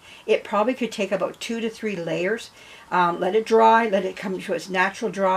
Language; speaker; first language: English; native; English